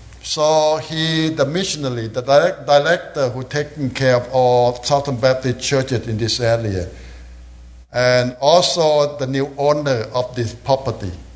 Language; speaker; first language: English; non-native, fluent; Thai